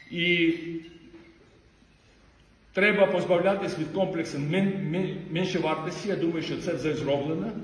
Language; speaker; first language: Ukrainian; non-native, fluent; Georgian